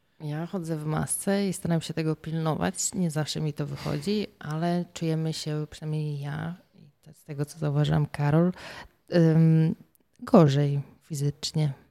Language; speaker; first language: Polish; native; Polish